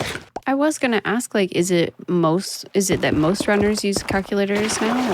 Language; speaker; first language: English; native; English